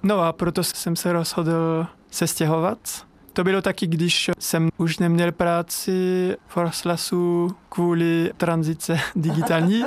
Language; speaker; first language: Czech; non-native, fluent; French